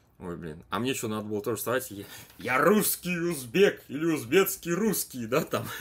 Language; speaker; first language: Russian; native; Russian